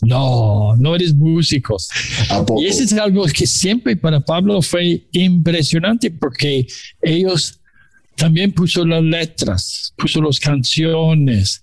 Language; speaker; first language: Spanish; non-native, learner; English